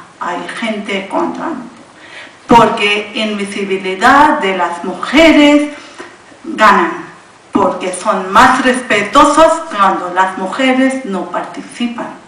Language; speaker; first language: Spanish; non-native, learner; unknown